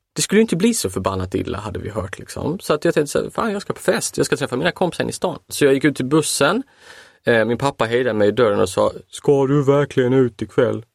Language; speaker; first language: Swedish; native; Swedish